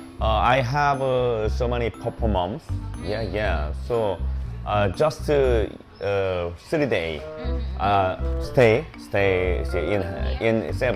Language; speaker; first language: English; non-native, learner; Korean